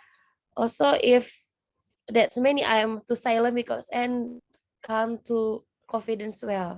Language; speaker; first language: English; non-native, learner; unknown